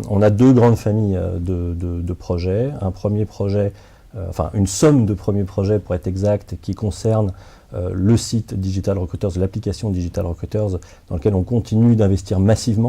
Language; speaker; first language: French; native; French